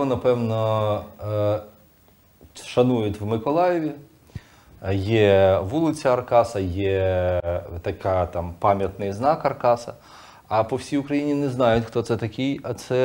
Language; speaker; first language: Ukrainian; non-native, local second language; Russian